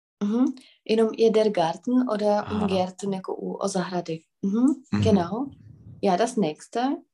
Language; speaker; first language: German; non-native, fluent; Czech